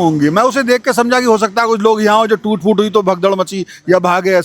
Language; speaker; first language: Hindi; native; Hindi